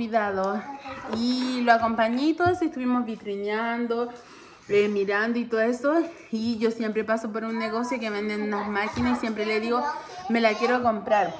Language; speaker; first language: Spanish; native; Spanish